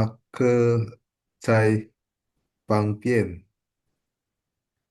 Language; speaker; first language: Chinese; non-native, learner; Indonesian